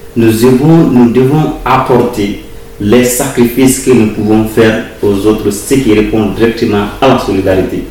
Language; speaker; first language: French; non-native, local second language; Bambara